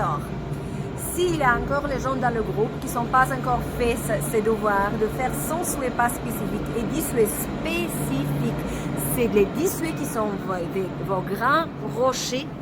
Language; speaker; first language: French; non-native, learner; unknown